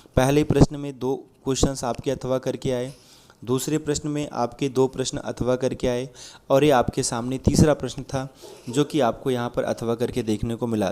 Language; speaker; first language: Hindi; native; Hindi